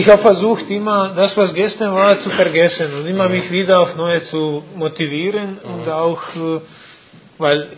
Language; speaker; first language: German; non-native, fluent; Croatian